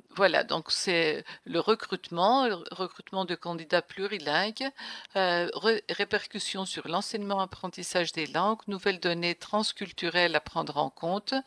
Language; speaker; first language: French; non-native, fluent; Greek